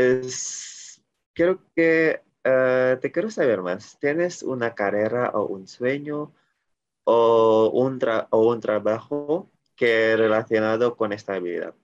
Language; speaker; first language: Spanish; non-native, learner; Indonesian